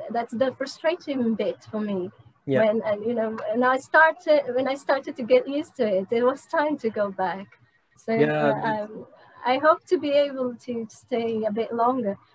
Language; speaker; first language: English; non-native, fluent; Portuguese